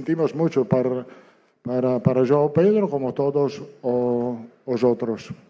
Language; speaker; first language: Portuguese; non-native, fluent; Italian